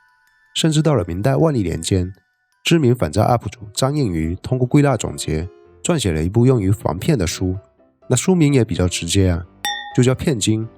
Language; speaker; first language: Chinese; native; Chinese